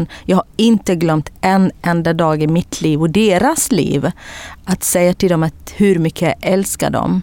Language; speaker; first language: Swedish; non-native, fluent; Kurdish